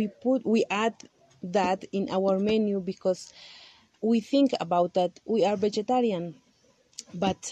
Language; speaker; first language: English; non-native, learner; Kaqchikel